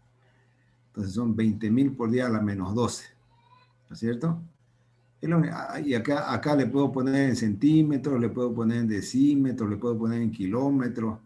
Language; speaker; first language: Spanish; native; Spanish